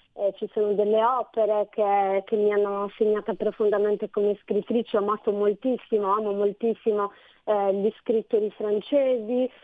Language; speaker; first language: Italian; native; Italian